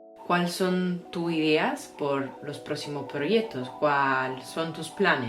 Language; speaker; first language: Spanish; native; Spanish